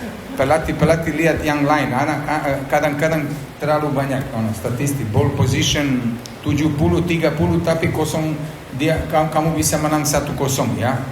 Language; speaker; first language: Indonesian; non-native, fluent; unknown